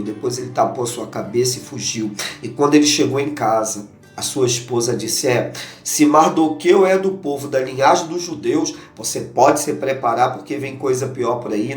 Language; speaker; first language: Portuguese; native; Portuguese